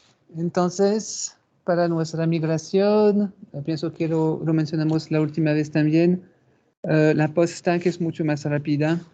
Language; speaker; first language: Spanish; non-native, fluent; French